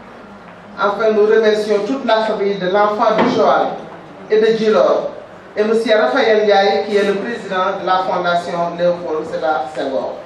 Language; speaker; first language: French; non-native, local second language; Wolof